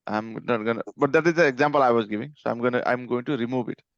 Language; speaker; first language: English; non-native, local second language; Nepali